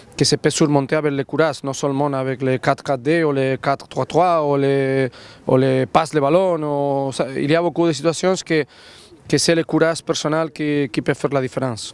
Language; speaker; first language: French; non-native, learner; Spanish